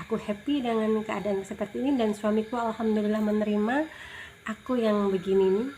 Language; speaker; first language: Indonesian; native; Indonesian